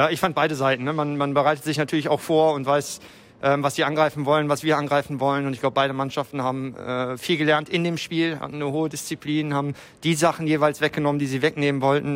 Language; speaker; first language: German; native; German